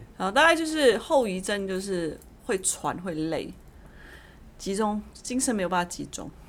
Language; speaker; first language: Chinese; early bilingual, heritage; Chinese